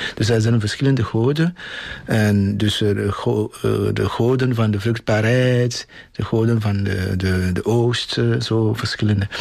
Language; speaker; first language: Dutch; non-native, fluent; Ewe